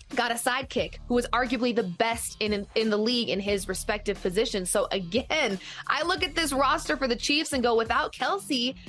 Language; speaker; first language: English; native; English